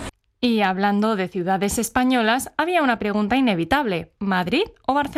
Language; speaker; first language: Spanish; non-native, learner; Czech